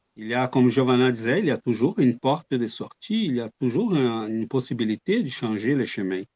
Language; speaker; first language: French; non-native, fluent; Portuguese